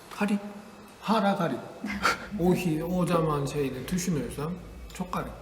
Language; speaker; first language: Turkish; non-native, learner; Korean